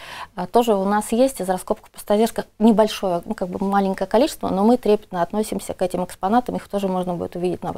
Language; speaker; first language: Russian; native; Russian